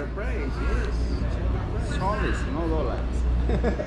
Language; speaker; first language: English; non-native, learner; Spanish